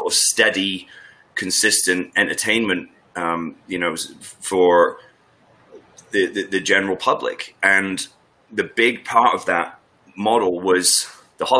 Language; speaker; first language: English; native; English